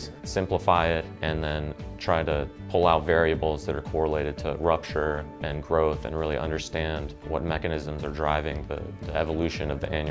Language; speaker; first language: English; native; English